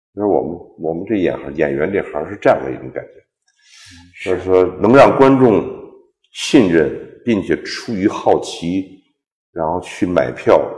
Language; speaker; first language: Chinese; native; Chinese